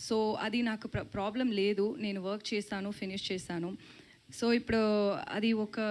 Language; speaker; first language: Telugu; non-native, learner; Tamil